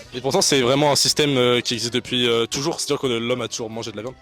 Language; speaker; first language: French; native; French